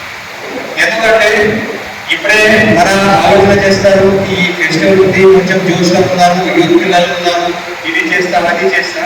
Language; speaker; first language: Telugu; non-native, fluent; Marathi